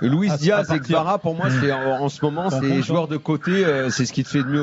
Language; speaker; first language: French; native; French